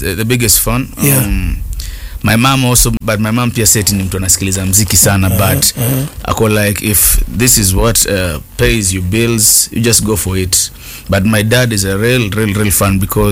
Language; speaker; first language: English; non-native, local second language; Swahili